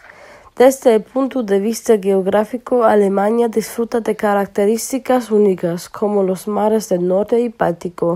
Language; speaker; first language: Spanish; non-native, learner; German